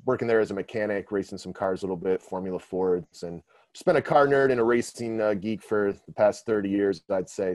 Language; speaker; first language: English; native; English